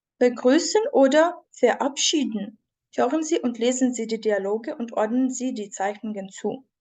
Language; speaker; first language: German; non-native, fluent; Ukrainian